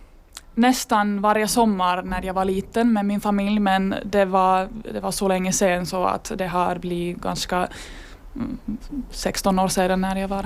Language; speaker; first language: Swedish; non-native, learner; Finnish